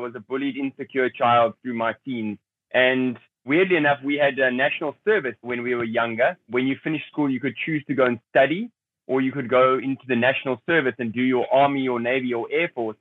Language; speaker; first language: English; native; English